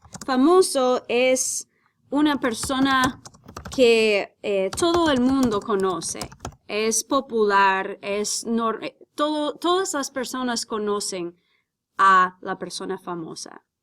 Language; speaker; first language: Spanish; non-native, fluent; English